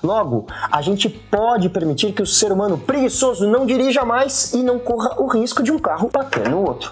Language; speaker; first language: Portuguese; native; Portuguese